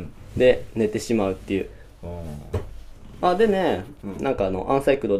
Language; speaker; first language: Japanese; native; Japanese